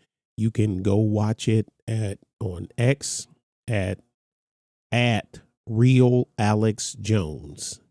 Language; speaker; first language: English; native; English